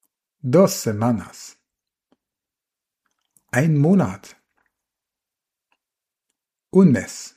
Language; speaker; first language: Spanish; non-native, fluent; German